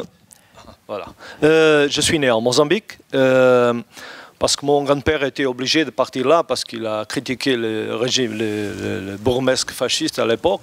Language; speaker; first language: French; non-native, fluent; Portuguese